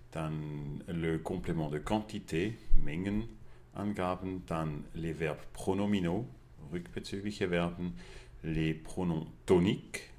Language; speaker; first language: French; non-native, fluent; German